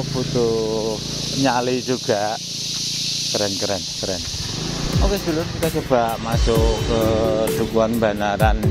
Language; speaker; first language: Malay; non-native, local second language; Javanese